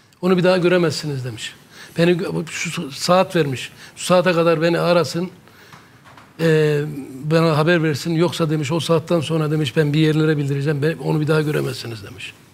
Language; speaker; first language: Turkish; native; Turkish